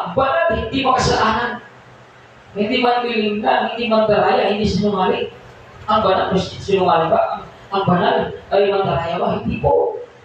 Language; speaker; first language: Filipino; non-native, local second language; Cebuano